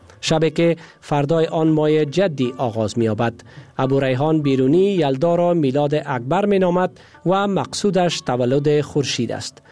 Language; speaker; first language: Persian; native; Persian